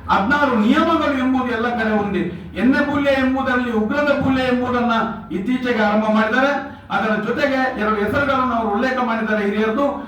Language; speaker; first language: Kannada; non-native, local second language; Tulu